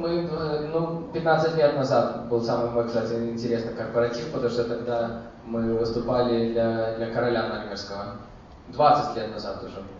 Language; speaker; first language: Russian; early bilingual, heritage; Russian